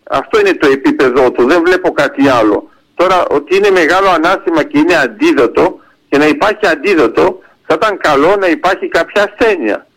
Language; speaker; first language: Greek; early bilingual, heritage; Greek